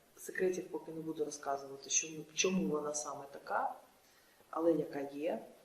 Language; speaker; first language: Ukrainian; non-native, local second language; Russian